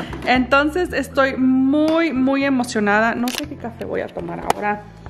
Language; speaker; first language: Spanish; early bilingual, heritage; Spanish